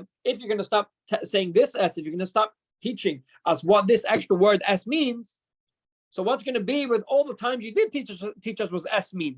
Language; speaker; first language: English; non-native, fluent; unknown